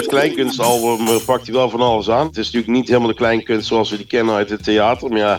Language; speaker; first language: Dutch; native; Dutch